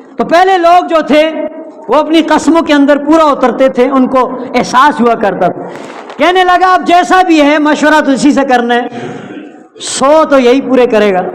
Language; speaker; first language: Urdu; non-native, local second language; Pashto